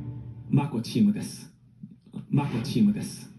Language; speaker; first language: Japanese; non-native, fluent; Korean